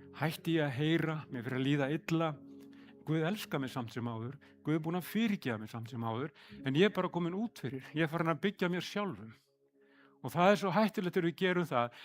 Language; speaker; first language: Icelandic; native; Icelandic